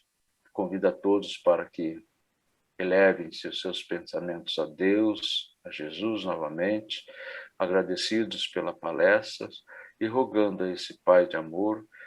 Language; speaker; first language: Portuguese; native; Portuguese